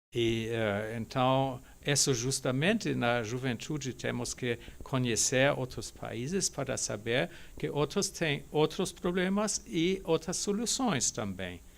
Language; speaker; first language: Portuguese; non-native, fluent; German